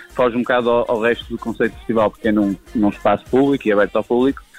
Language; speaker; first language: Portuguese; native; Portuguese